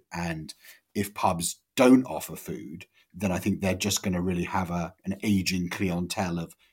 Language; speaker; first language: English; native; English